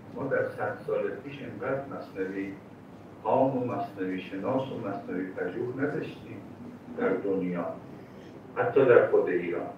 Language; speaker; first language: Persian; native; Persian